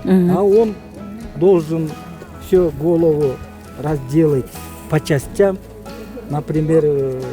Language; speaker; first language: Russian; non-native, local second language; Kyrgyz